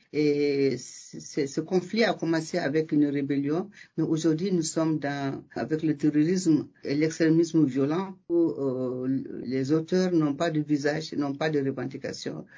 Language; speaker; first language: French; non-native, local second language; Bambara